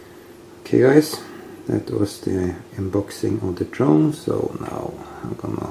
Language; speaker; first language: English; non-native, fluent; Norwegian